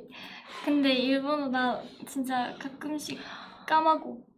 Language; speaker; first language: Korean; non-native, fluent; Japanese